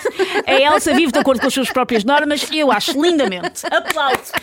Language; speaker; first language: Portuguese; native; Portuguese